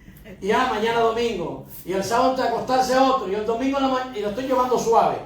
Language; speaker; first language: Spanish; native; Spanish